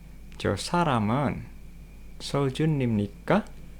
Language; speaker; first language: Korean; non-native, fluent; Indonesian